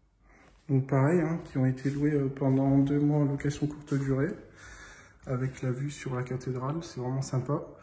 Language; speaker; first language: French; native; French